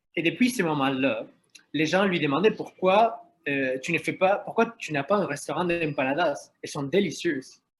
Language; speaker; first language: French; non-native, fluent; Spanish